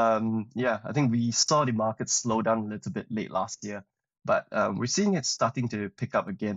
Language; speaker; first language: English; non-native, local second language; Chinese